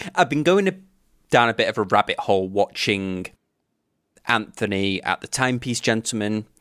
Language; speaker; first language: English; native; English